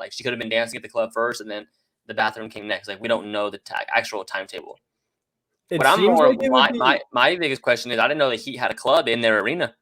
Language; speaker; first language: English; native; English